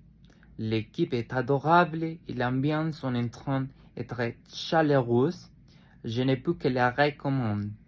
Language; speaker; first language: French; non-native, learner; Spanish